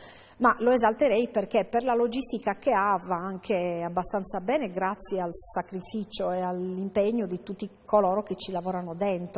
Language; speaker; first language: Italian; native; Italian